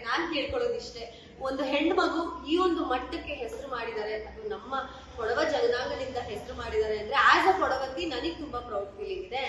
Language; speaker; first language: Kannada; non-native, local second language; Kodava